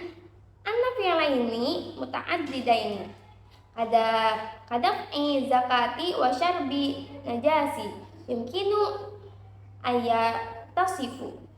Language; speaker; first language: Arabic; non-native, learner; Indonesian